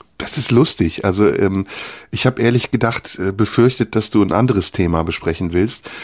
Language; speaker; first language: German; early bilingual, other home language; Turkish